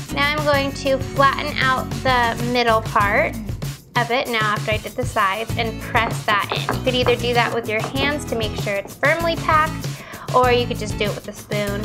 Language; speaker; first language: English; native; English